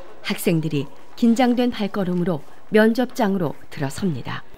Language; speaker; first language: Korean; native; Korean